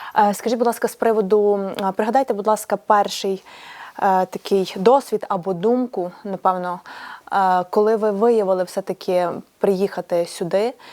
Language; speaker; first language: Ukrainian; native; Ukrainian